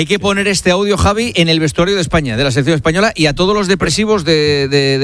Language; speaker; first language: Spanish; native; Spanish